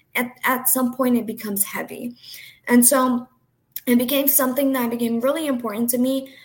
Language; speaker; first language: English; early bilingual, other home language; Portuguese